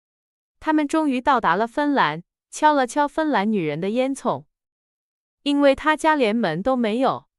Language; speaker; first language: Chinese; native; Chinese